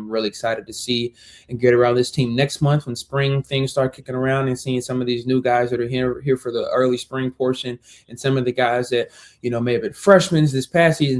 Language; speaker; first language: English; native; English